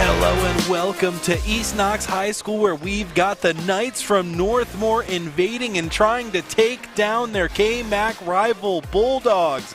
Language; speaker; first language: English; native; English